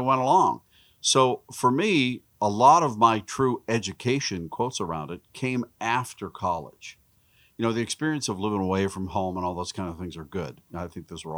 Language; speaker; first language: English; native; English